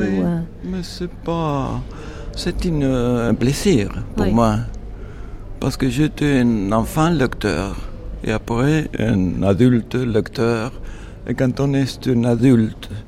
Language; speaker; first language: French; non-native, fluent; Spanish